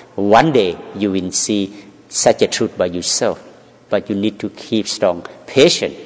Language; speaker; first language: English; non-native, learner; Thai